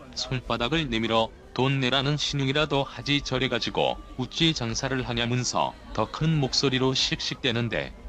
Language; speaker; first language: Korean; native; Korean